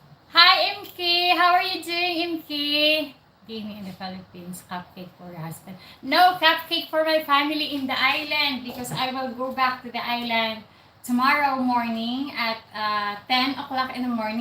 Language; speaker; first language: English; non-native, local second language; Cebuano